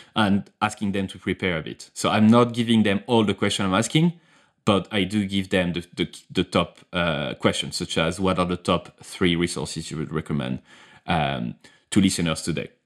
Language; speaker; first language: English; non-native, fluent; French